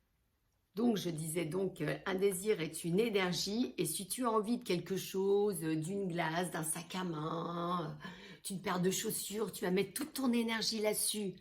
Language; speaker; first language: French; native; French